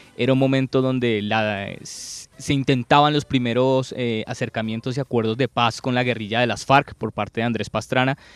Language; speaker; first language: Spanish; native; Spanish